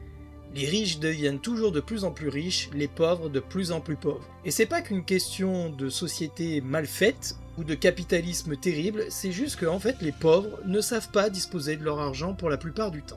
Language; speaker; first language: French; native; French